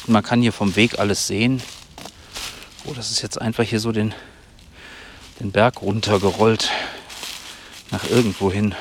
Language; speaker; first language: German; native; German